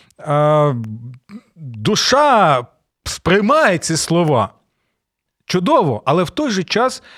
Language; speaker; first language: Ukrainian; non-native, local second language; Russian